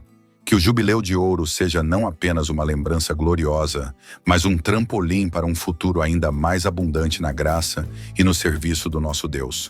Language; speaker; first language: Portuguese; native; Portuguese